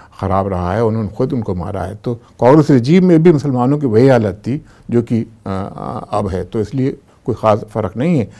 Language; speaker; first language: Hindi; native; Hindi